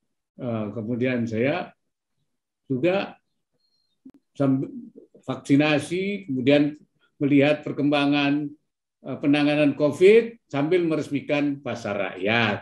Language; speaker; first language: Indonesian; native; Indonesian